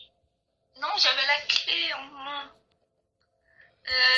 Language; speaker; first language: French; native; French